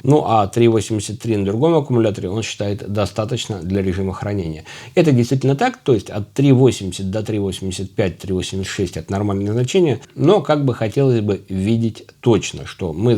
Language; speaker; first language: Russian; native; Russian